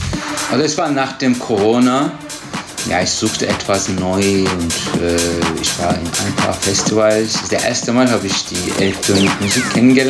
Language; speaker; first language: German; non-native, learner; Turkish